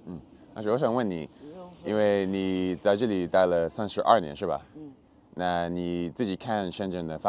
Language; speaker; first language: Chinese; non-native, fluent; English